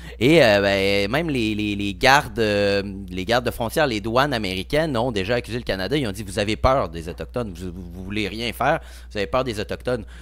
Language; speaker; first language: French; native; French